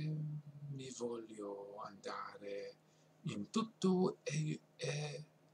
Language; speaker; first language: Italian; non-native, learner; English